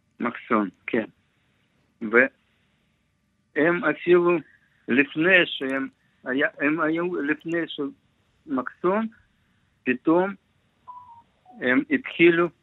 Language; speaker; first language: Hebrew; non-native, learner; Russian